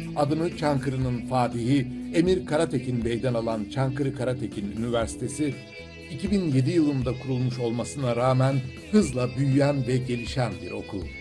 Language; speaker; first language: Turkish; native; Turkish